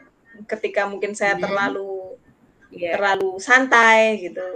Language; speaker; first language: Indonesian; non-native, local second language; Javanese